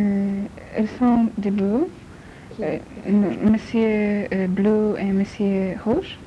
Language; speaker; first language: French; non-native, learner; Polish